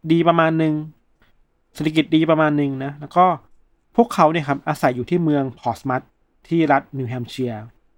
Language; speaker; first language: Thai; native; Thai